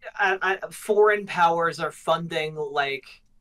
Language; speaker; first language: English; native; English